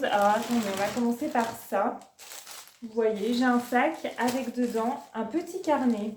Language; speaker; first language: French; native; French